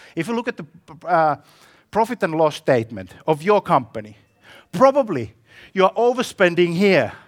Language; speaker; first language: English; non-native, fluent; Finnish